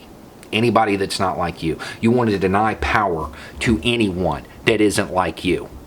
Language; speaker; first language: English; native; English